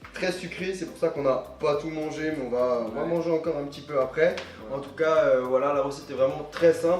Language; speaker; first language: French; native; French